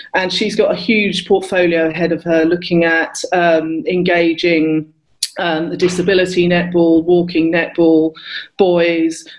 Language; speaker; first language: English; native; English